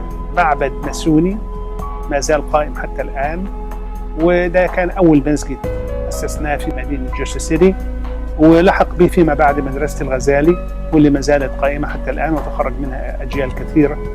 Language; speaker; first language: Arabic; native; Arabic